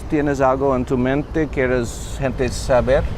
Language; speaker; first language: Spanish; non-native, learner; English